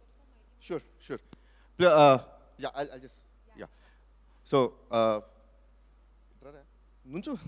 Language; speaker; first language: Telugu; native; Telugu